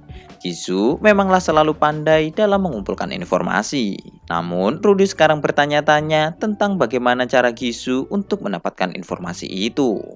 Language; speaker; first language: Indonesian; native; Indonesian